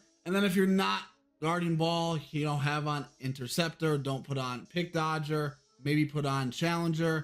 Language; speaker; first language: English; native; English